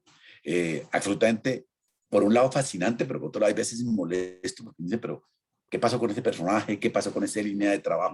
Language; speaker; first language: Spanish; native; Spanish